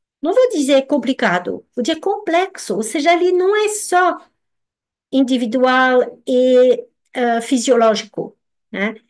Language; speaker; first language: Portuguese; non-native, fluent; French